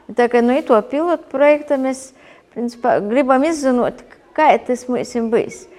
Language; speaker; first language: Latvian; native; Latvian